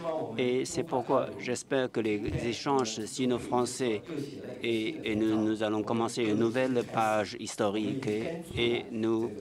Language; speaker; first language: French; non-native, fluent; Chinese